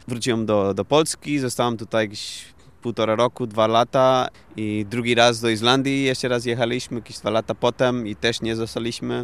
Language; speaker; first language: Polish; non-native, learner; Portuguese